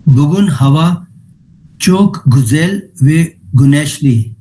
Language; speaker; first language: Turkish; non-native, learner; Urdu